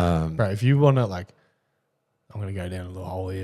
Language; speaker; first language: English; native; English